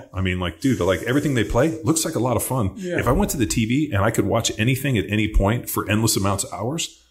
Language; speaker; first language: English; native; English